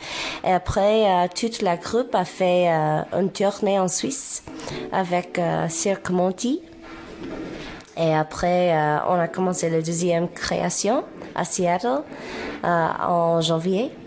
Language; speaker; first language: French; non-native, learner; English